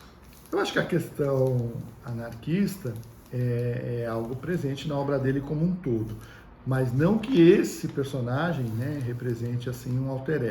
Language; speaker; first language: Portuguese; native; Portuguese